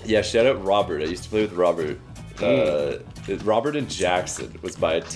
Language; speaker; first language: English; native; English